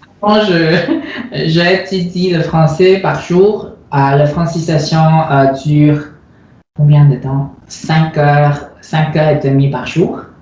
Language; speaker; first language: French; non-native, learner; Chinese